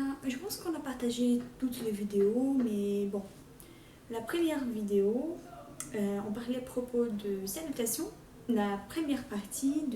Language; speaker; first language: French; non-native, fluent; Portuguese